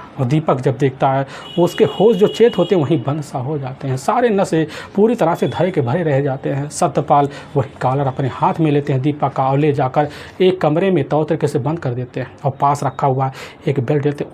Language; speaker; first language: Hindi; native; Hindi